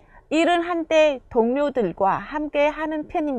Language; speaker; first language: Korean; non-native, fluent; Vietnamese